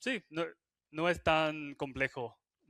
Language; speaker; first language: Spanish; non-native, fluent; English